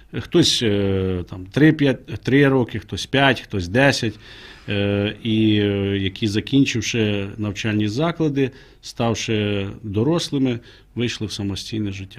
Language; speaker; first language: Ukrainian; native; Ukrainian